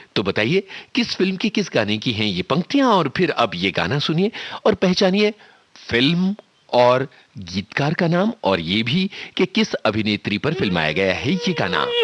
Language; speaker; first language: Hindi; native; Hindi